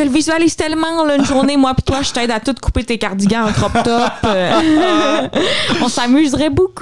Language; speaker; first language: French; native; French